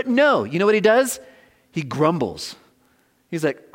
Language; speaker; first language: English; native; English